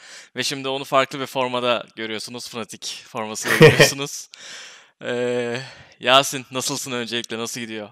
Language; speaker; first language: Turkish; native; Turkish